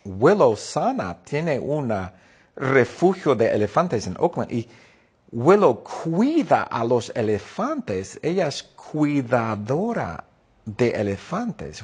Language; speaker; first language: Spanish; non-native, fluent; English